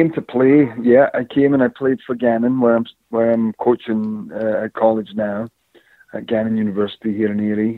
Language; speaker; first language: English; native; English